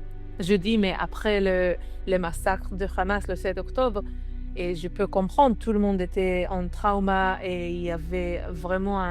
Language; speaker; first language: French; non-native, learner; Hebrew